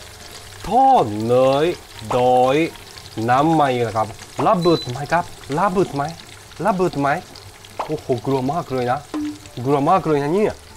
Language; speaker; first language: Thai; non-native, learner; Japanese